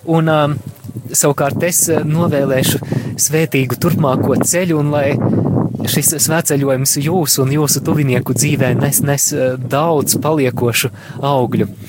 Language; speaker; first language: Latvian; native; Latvian